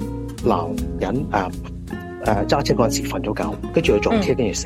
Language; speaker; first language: Cantonese; early bilingual, heritage; Cantonese